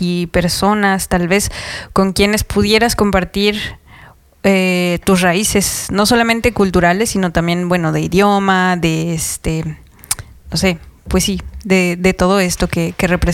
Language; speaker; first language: Spanish; native; Spanish